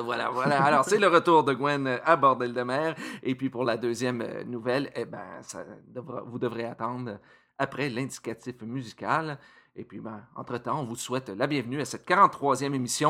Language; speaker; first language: French; native; French